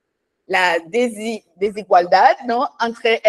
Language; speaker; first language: Spanish; non-native, fluent; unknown